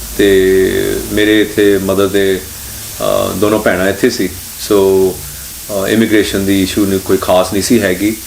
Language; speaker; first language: Punjabi; early bilingual, heritage; Punjabi